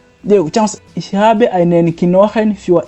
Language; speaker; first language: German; non-native, fluent; Kinyarwanda